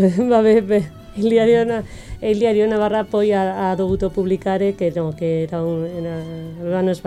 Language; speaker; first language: Italian; non-native, fluent; Spanish